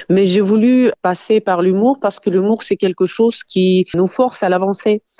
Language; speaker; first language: French; non-native, fluent; Ukrainian